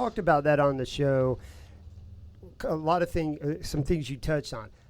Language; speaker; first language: English; native; English